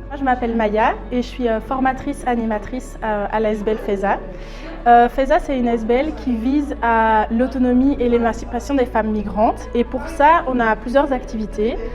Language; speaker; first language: French; native; French